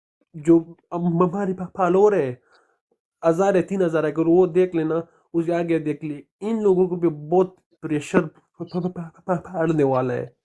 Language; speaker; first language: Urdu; non-native, local second language; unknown